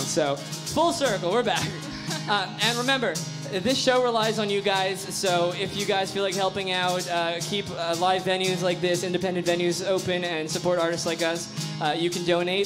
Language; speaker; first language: English; native; English